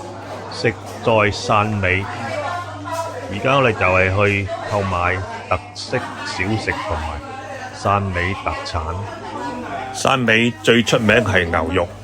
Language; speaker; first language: Chinese; native; Chinese